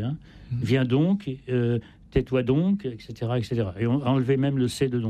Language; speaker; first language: French; native; French